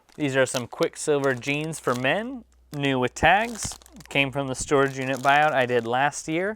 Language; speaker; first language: English; native; English